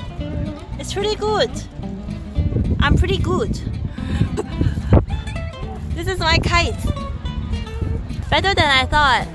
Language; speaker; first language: English; non-native, local second language; Cantonese